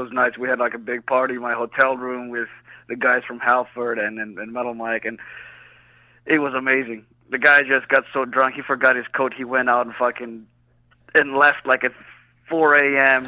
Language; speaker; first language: English; non-native, fluent; Greek